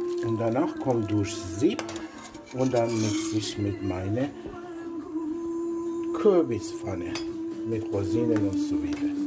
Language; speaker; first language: German; non-native, learner; Persian